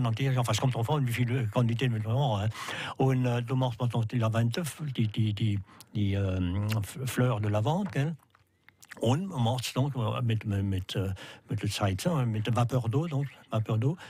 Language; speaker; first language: German; non-native, learner; French